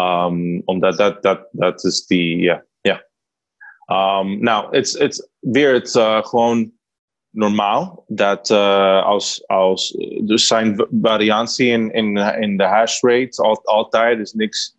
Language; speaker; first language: Dutch; non-native, learner; Spanish